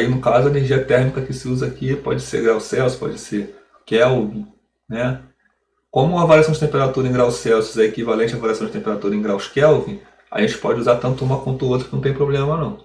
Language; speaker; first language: Portuguese; native; Portuguese